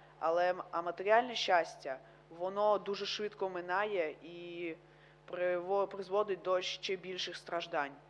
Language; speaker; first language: Ukrainian; non-native, local second language; Russian